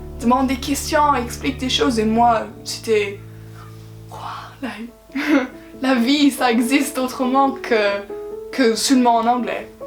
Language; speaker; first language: French; non-native, fluent; English